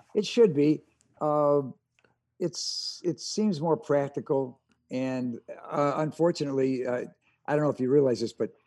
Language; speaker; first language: English; early bilingual, other home language; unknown